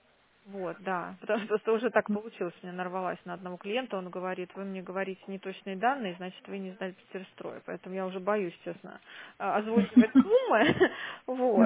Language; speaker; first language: Russian; native; Russian